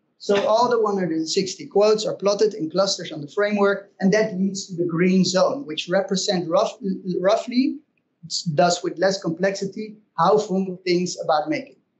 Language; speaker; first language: English; non-native, fluent; Dutch